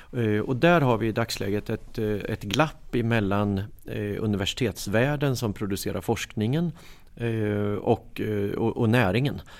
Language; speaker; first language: Swedish; native; Swedish